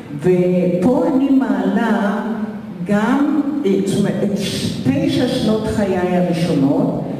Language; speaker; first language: Hebrew; early bilingual, other home language; Polish